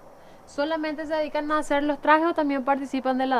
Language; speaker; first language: Spanish; native; Spanish